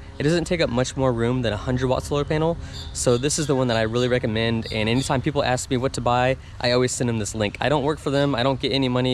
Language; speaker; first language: English; native; English